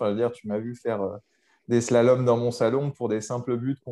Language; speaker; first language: French; native; French